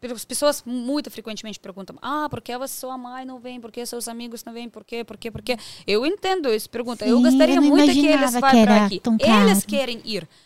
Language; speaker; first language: Portuguese; non-native, fluent; Russian